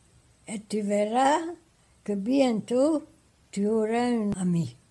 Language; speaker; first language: French; non-native, fluent; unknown